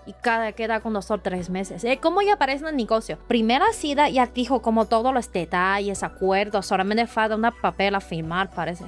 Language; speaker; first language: Spanish; non-native, learner; Chinese